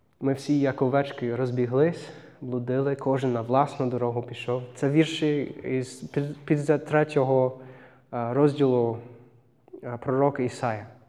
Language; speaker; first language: Ukrainian; non-native, fluent; English